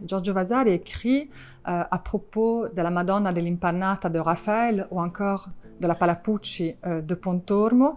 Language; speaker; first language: French; non-native, fluent; Italian